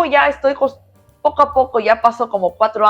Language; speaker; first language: Spanish; non-native, learner; Korean